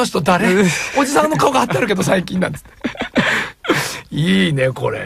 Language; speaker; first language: Japanese; native; Japanese